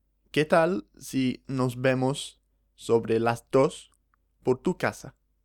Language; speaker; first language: Spanish; non-native, fluent; English